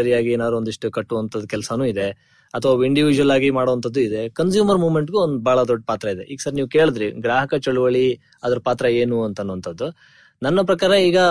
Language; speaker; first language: Kannada; native; Kannada